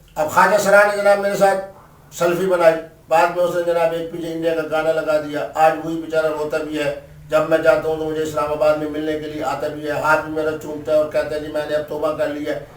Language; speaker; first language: Urdu; non-native, local second language; Saraiki